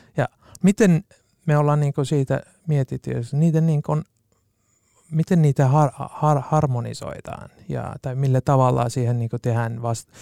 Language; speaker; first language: Finnish; non-native, fluent; Kurdish